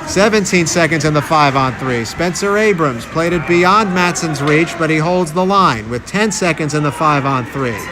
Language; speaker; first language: English; native; English